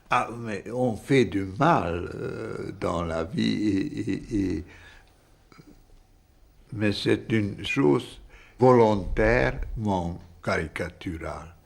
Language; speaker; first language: French; non-native, fluent; Hungarian